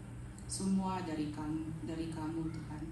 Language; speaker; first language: Indonesian; native; Indonesian